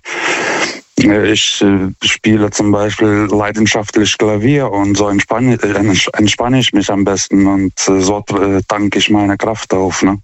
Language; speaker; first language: German; non-native, fluent; Lithuanian